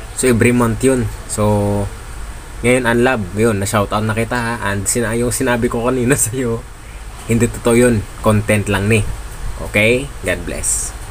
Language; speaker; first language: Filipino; non-native, local second language; Hiligaynon